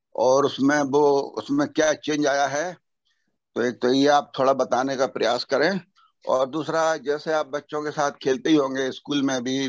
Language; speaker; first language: Hindi; native; Hindi